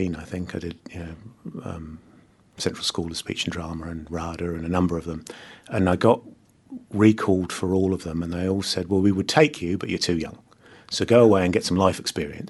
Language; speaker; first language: English; native; English